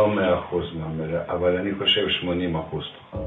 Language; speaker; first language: Hebrew; non-native, fluent; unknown